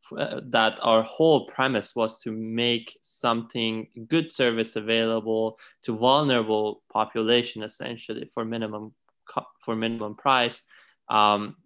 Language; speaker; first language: English; non-native, fluent; Persian